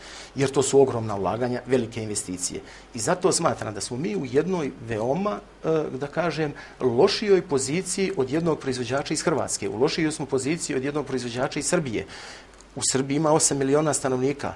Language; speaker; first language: Croatian; native; Croatian